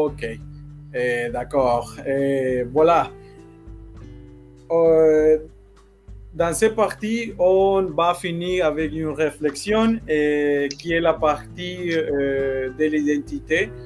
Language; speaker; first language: French; non-native, learner; Spanish